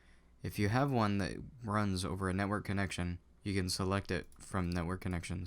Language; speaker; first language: English; native; English